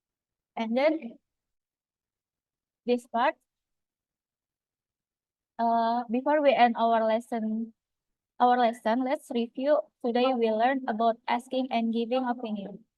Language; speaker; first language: English; non-native, fluent; Indonesian